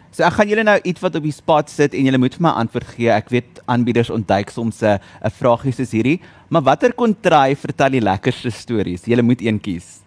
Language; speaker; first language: Afrikaans; native; Afrikaans